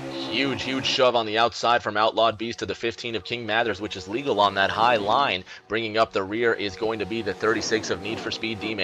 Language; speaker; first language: English; native; English